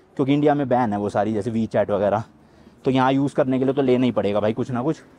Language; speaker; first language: Hindi; native; Hindi